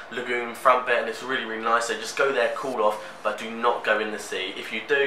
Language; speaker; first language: English; native; English